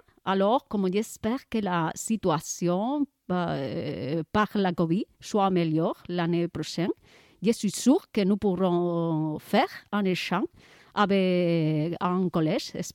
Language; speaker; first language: French; non-native, learner; Spanish